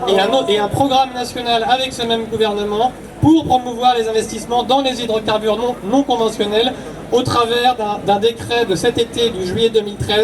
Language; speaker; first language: French; native; French